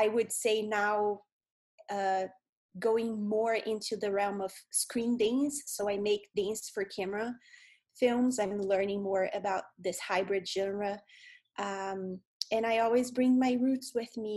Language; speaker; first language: English; non-native, fluent; Portuguese